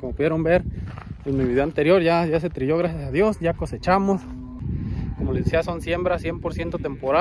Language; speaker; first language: Spanish; native; Spanish